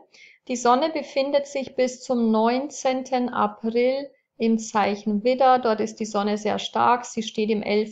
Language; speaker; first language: German; native; German